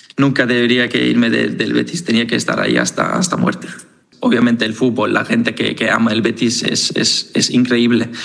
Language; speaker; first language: Spanish; non-native, fluent; Danish